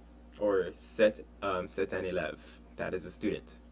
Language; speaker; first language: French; non-native, fluent; English